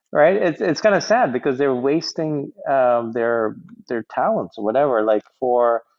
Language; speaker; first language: English; native; English